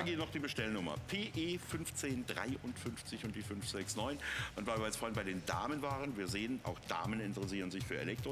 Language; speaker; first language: German; native; German